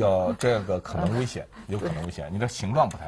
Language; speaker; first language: Chinese; native; Chinese